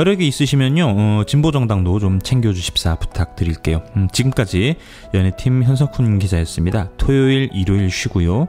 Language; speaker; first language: Korean; native; Korean